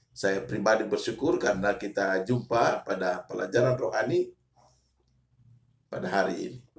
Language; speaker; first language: Indonesian; native; Indonesian